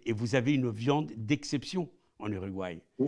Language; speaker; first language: French; native; French